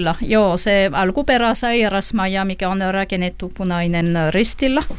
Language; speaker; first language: Finnish; non-native, learner; French